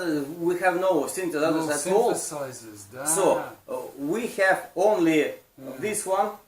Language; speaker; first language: English; non-native, learner; Russian